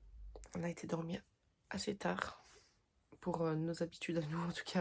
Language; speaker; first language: French; native; French